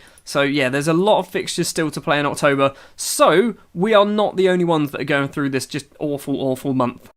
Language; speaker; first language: English; native; English